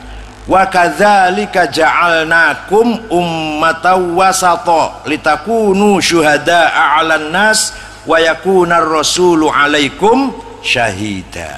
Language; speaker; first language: Indonesian; native; Indonesian